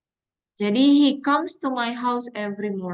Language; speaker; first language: English; non-native, fluent; Indonesian